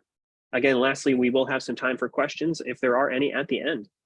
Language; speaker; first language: English; native; English